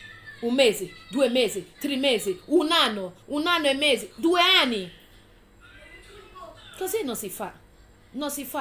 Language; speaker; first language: Italian; non-native, fluent; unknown